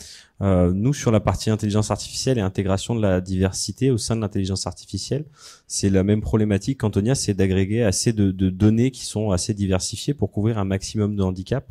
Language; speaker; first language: French; native; French